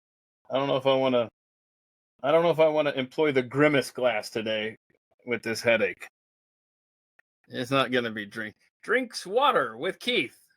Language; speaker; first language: English; native; English